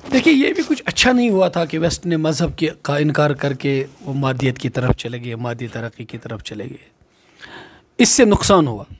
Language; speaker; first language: Urdu; non-native, local second language; Kashmiri